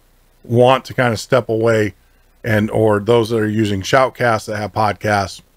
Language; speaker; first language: English; native; English